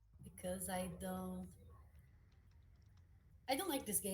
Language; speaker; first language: English; non-native, learner; Portuguese